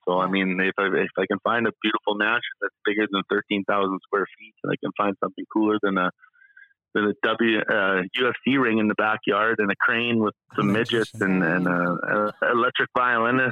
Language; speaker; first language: English; native; English